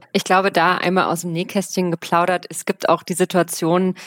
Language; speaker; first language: German; native; German